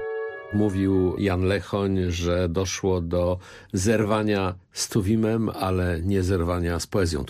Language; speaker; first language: Polish; native; Polish